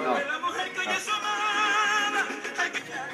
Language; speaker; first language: Spanish; non-native, learner; French